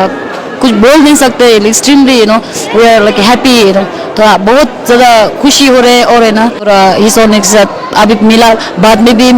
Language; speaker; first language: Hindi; non-native, learner; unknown